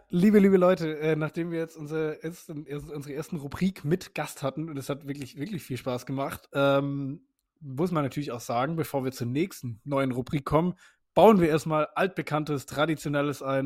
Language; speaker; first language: German; native; German